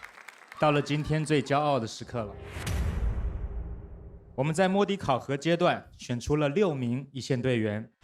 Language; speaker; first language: Chinese; native; Chinese